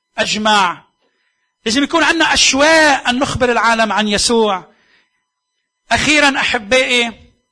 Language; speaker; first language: Arabic; native; Arabic